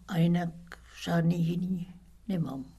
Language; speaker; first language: Czech; early bilingual, other home language; German